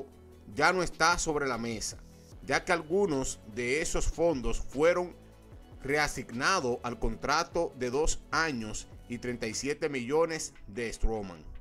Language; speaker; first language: Spanish; native; Spanish